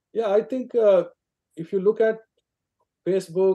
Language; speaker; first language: English; non-native, local second language; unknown